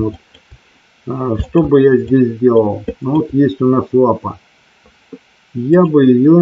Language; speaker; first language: Russian; native; Russian